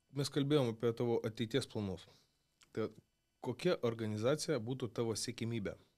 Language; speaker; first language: Lithuanian; non-native, local second language; Russian